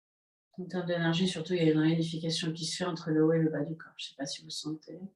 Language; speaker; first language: French; native; French